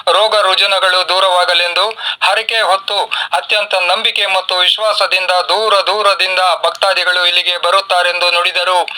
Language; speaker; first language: Kannada; native; Kannada